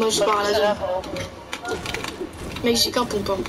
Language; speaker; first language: French; native; French